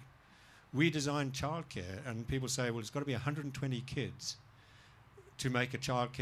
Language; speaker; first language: English; native; English